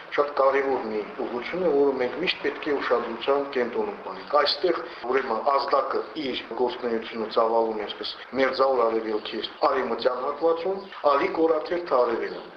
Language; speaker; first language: Armenian; early bilingual, heritage; Armenian